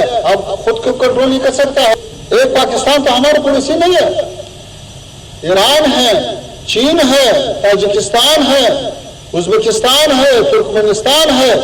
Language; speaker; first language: Urdu; non-native, fluent; Pashto